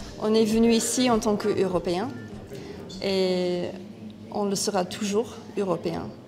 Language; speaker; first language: French; non-native, fluent; English